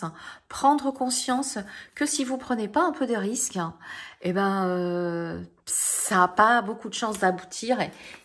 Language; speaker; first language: French; native; French